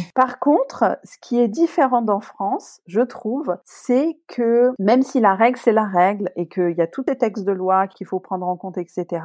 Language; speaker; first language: French; native; French